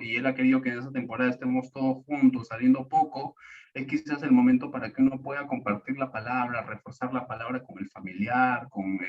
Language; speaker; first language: Spanish; native; Spanish